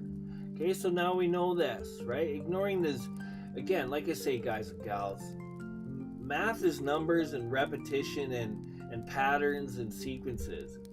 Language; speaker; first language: English; native; English